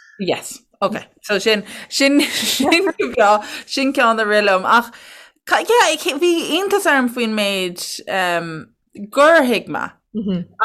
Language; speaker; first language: Irish; native; Irish